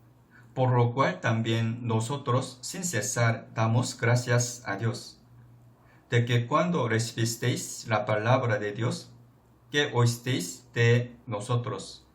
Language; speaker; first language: Spanish; non-native, fluent; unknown